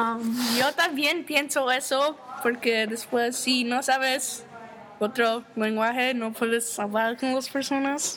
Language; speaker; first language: Spanish; non-native, learner; English